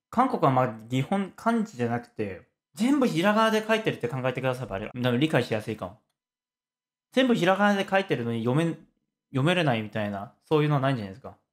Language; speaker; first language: Japanese; non-native, fluent; Korean